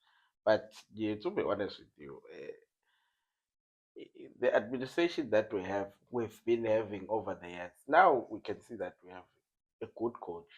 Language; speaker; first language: English; non-native, local second language; Zulu